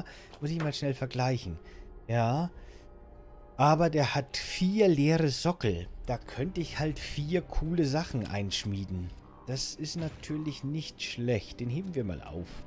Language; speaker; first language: German; native; German